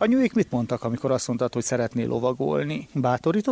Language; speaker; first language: Hungarian; native; Hungarian